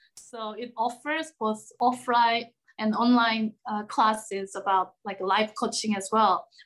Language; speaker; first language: English; non-native, fluent; Korean